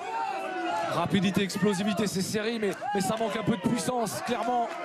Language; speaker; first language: French; native; French